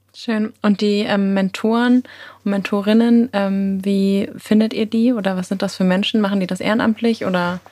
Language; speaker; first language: German; native; German